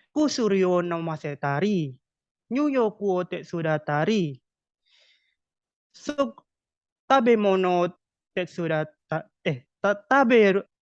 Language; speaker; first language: Japanese; non-native, learner; Indonesian